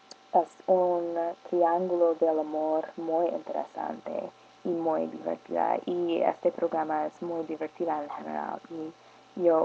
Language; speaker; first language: Spanish; non-native, learner; English